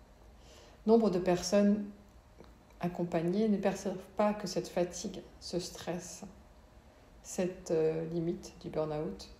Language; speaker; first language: French; native; French